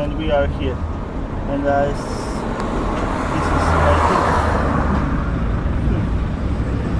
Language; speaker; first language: English; non-native, learner; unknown